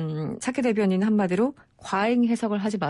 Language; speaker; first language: Korean; native; Korean